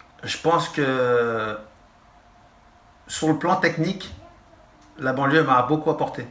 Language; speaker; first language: French; native; French